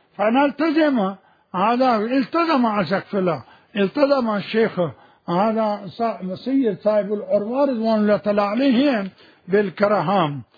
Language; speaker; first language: Arabic; non-native, fluent; Urdu